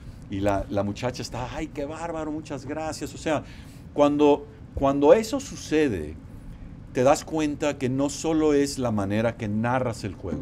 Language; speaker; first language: Spanish; native; Spanish